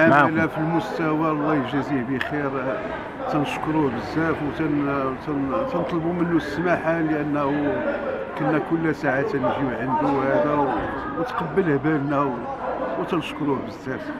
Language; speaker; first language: Arabic; native; Arabic